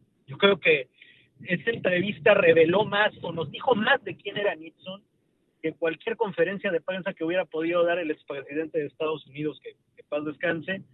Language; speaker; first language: Spanish; native; Spanish